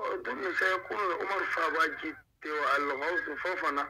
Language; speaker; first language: Arabic; non-native, learner; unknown